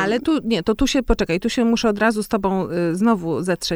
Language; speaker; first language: Polish; native; Polish